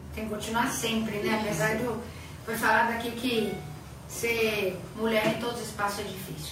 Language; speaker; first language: Portuguese; native; Portuguese